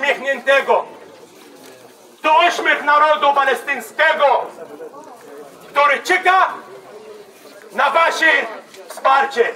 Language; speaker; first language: Polish; non-native, fluent; Arabic